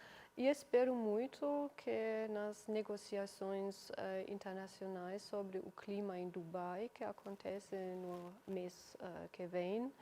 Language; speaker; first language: Portuguese; non-native, fluent; German